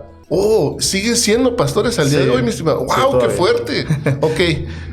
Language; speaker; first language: Spanish; native; Spanish